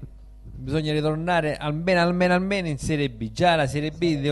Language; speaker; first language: Italian; native; Italian